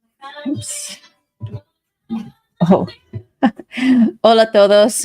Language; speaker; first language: Spanish; non-native, learner; English